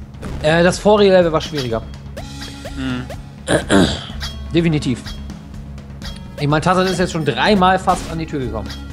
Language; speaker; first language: German; native; German